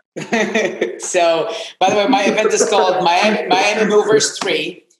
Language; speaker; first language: English; non-native, fluent; Arabic